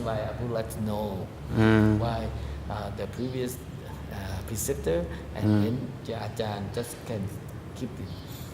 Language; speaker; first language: English; non-native, learner; Thai